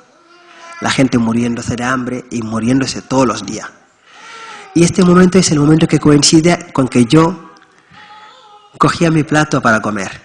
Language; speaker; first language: Spanish; non-native, fluent; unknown